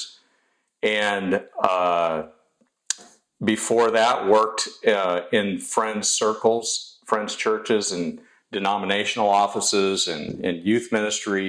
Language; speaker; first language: English; native; English